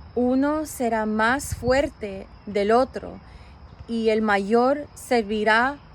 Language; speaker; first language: Spanish; early bilingual, other home language; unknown